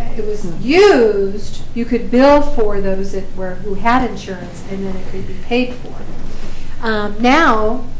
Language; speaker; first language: English; native; English